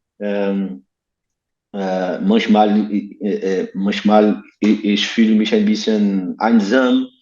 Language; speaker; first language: German; non-native, learner; Portuguese